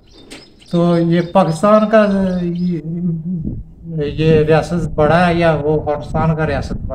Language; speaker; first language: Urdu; non-native, local second language; Punjabi